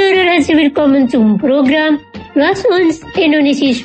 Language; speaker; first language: German; non-native, learner; Indonesian